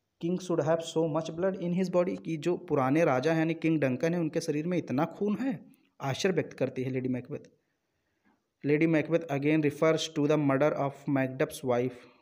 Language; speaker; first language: Hindi; native; Hindi